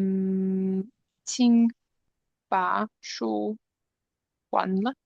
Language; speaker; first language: Chinese; non-native, learner; English